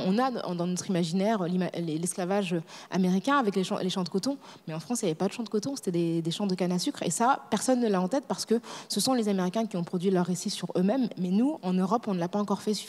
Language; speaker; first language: French; native; French